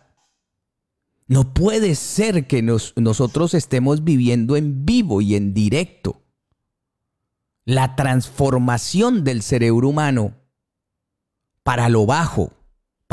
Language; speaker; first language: Spanish; native; Spanish